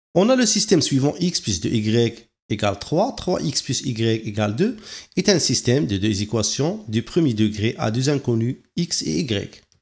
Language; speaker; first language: French; non-native, local second language; Arabic